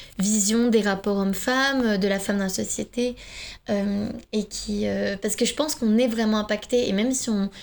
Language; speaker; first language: French; early bilingual, other home language; Finnish